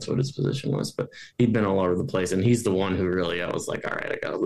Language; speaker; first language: English; native; English